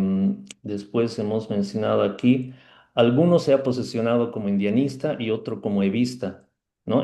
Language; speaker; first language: Spanish; native; Spanish